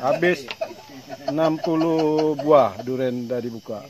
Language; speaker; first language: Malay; non-native, local second language; Achinese